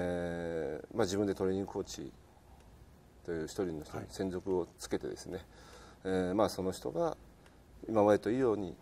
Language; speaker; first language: Japanese; native; Japanese